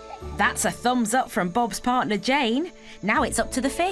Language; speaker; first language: English; native; English